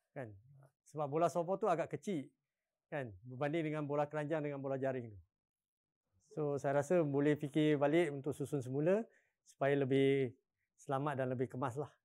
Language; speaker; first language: Malay; non-native, local second language; Chinese